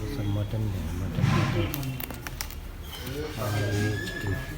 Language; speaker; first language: Hindi; non-native, local second language; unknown